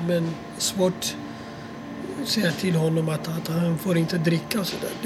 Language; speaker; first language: Swedish; non-native, fluent; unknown